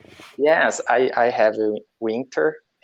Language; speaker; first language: English; non-native, learner; Portuguese